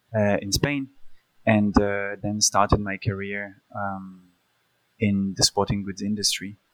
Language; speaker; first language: English; early bilingual, other home language; Polish